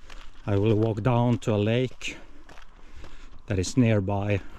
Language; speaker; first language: English; non-native, fluent; Swedish